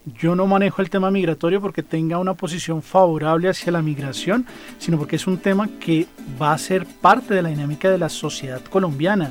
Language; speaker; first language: Spanish; native; Spanish